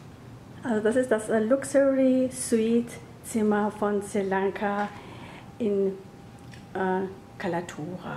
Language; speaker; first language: German; non-native, fluent; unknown